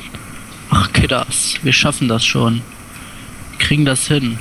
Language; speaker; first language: German; native; German